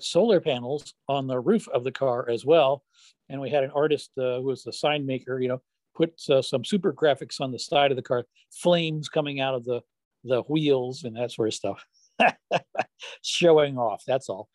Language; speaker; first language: English; native; English